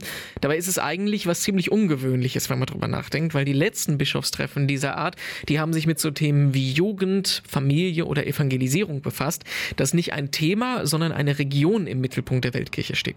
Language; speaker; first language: German; native; German